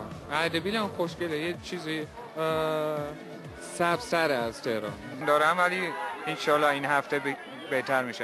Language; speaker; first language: Persian; early bilingual, heritage; Persian